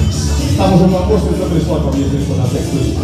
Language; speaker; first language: Russian; native; Russian